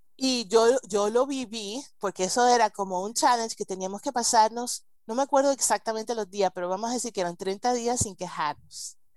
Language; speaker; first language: Spanish; early bilingual, heritage; Spanish